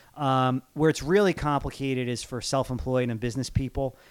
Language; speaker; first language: English; native; English